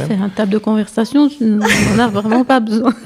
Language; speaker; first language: French; native; French